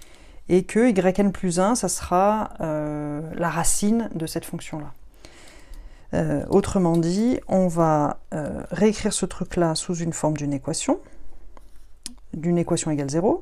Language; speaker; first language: French; native; French